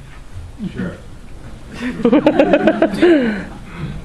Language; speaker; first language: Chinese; non-native, learner; English